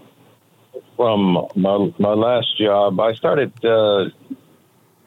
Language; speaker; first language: English; native; English